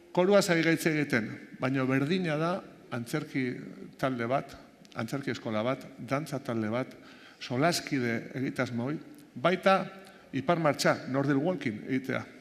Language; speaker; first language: Basque; native; Basque